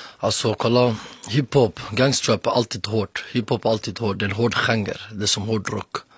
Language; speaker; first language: Swedish; early bilingual, other home language; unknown